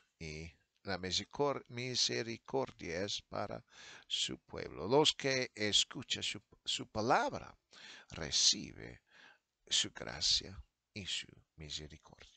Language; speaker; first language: Spanish; non-native, fluent; English